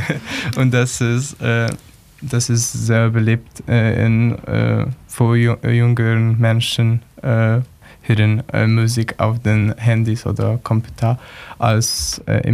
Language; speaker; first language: German; non-native, learner; Polish